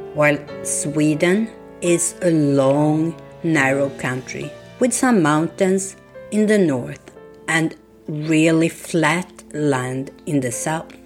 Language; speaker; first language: English; non-native, fluent; Swedish